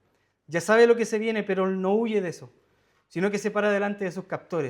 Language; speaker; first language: Spanish; native; Spanish